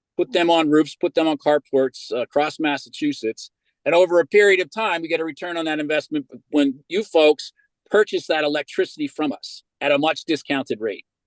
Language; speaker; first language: English; native; English